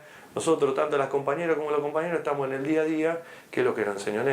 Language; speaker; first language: Spanish; native; Spanish